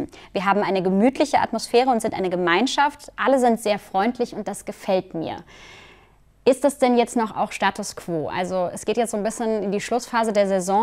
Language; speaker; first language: German; native; German